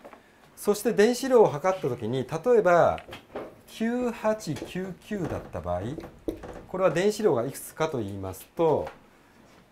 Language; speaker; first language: Japanese; native; Japanese